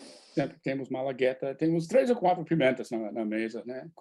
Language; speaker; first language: Portuguese; non-native, fluent; English